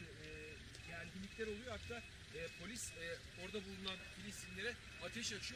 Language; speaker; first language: Turkish; native; Turkish